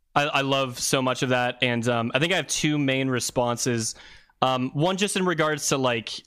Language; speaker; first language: English; native; English